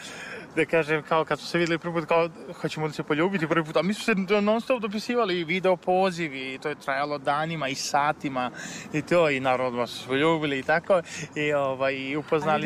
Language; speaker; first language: Serbian; native; Serbian